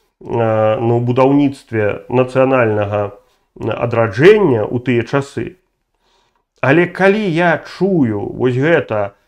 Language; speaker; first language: Belarusian; non-native, local second language; Russian